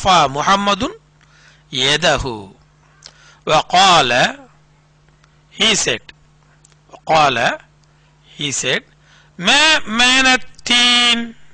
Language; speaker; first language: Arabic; non-native, fluent; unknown